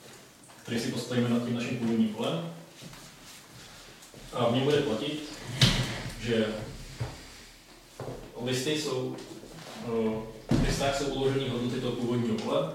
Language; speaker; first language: Czech; native; Czech